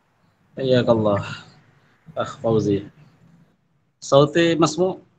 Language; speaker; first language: Arabic; non-native, fluent; Indonesian